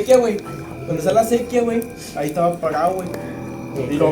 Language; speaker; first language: Spanish; native; Spanish